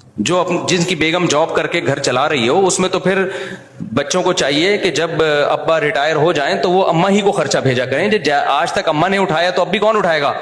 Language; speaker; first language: Urdu; native; Urdu